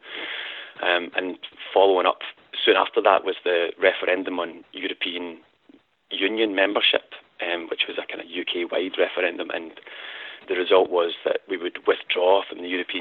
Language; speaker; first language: English; native; English